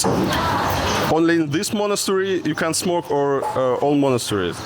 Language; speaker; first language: English; non-native, learner; Russian